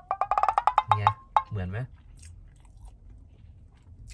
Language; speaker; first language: Thai; native; Thai